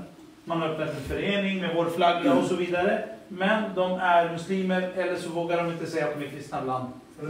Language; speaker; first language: Swedish; early bilingual, other home language; Assyrian Neo-Aramaic